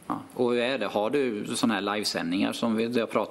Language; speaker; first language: Swedish; native; Swedish